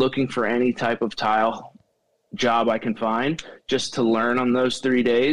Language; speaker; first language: English; native; English